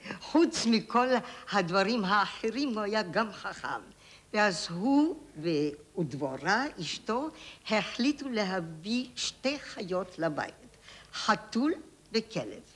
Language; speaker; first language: Hebrew; native; Hebrew